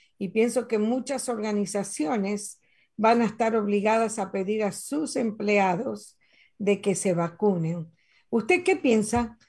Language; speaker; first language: Spanish; native; Spanish